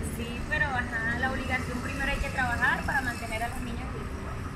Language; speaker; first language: Spanish; native; Spanish